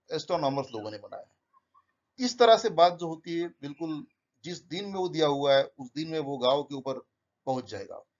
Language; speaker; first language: Hindi; non-native, local second language; Marathi